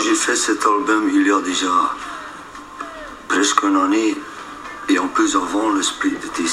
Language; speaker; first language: French; non-native, local second language; Dutch